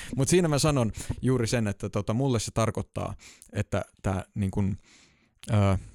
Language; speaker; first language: Finnish; native; Finnish